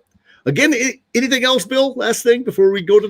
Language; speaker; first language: English; native; English